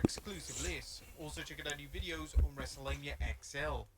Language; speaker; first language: English; native; English